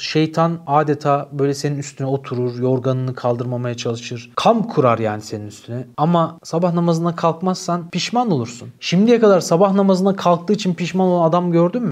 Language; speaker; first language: Turkish; native; Turkish